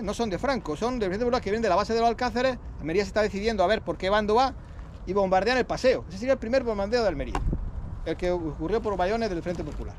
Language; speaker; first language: Spanish; native; Spanish